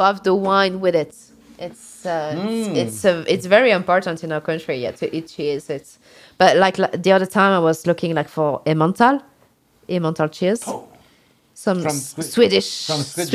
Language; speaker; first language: English; non-native, fluent; French